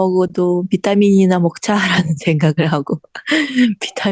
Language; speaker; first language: Korean; non-native, fluent; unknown